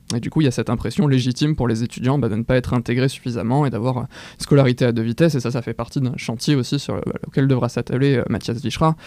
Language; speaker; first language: French; native; French